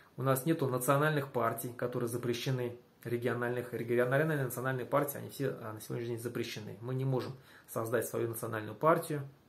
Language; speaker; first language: Russian; non-native, local second language; Bashkir